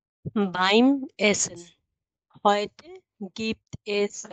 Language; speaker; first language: German; non-native, learner; Bangla